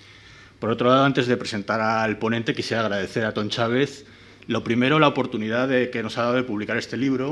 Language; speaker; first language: Spanish; native; Spanish